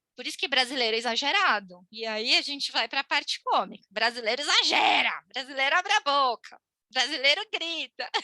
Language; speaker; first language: Portuguese; native; Portuguese